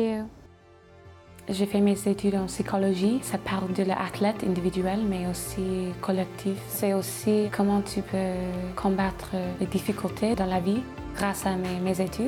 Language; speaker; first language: French; non-native, learner; English